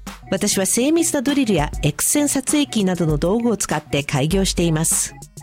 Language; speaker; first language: Japanese; native; Japanese